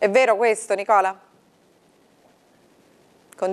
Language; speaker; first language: Italian; native; Italian